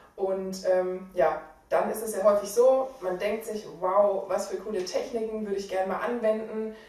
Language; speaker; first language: German; native; German